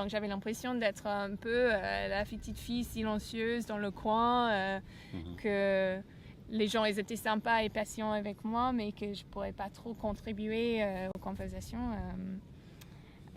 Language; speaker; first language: French; non-native, fluent; English